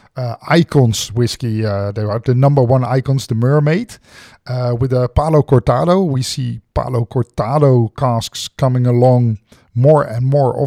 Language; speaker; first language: English; non-native, fluent; Dutch